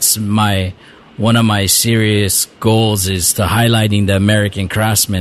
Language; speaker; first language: English; native; English